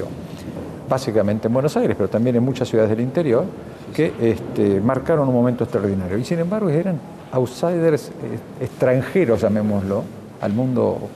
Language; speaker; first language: Spanish; native; Spanish